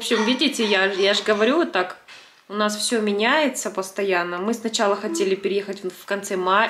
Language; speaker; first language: Russian; native; Russian